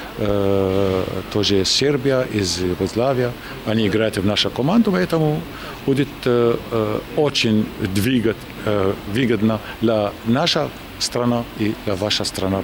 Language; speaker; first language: Russian; non-native, learner; Arabic